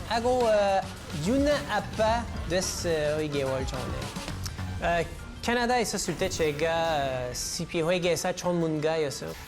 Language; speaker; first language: Korean; non-native, fluent; English